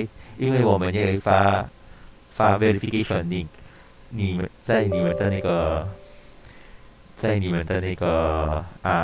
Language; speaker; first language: Chinese; non-native, local second language; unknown